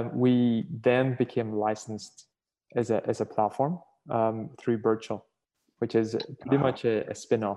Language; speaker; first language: English; native; English